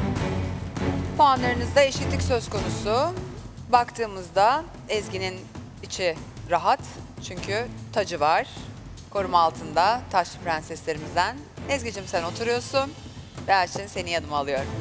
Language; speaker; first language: Turkish; native; Turkish